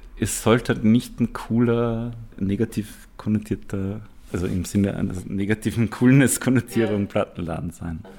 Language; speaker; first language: German; native; German